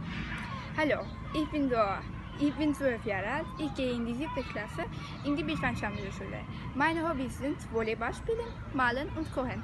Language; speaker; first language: German; non-native, learner; Turkish